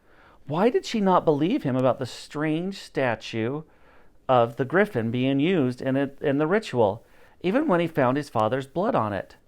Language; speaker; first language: English; native; English